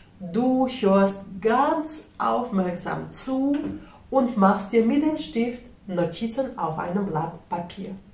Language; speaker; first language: German; non-native, fluent; Russian